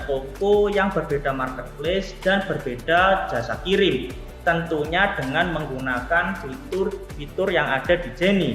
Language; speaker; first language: Indonesian; native; Indonesian